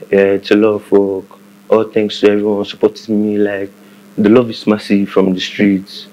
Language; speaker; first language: English; non-native, local second language; Igbo